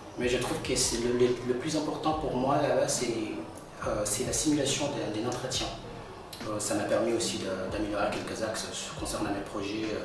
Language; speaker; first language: French; non-native, local second language; Comorian